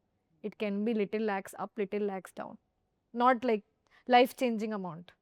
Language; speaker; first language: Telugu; non-native, fluent; Hindi